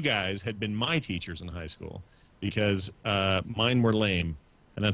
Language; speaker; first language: English; native; English